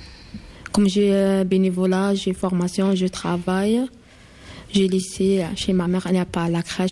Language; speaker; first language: French; non-native, learner; Arabic